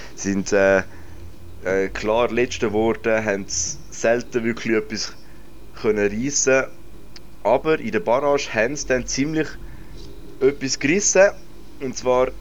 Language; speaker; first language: German; native; German